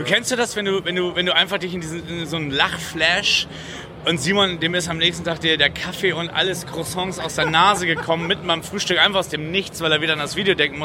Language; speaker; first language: German; native; German